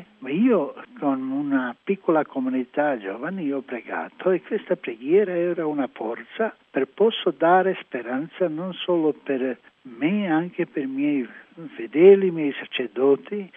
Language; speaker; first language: Italian; non-native, learner; Croatian